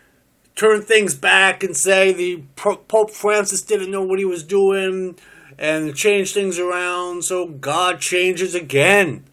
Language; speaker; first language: English; native; English